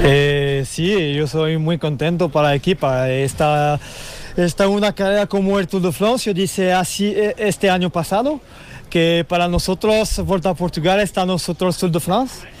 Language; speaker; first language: Portuguese; non-native, learner; French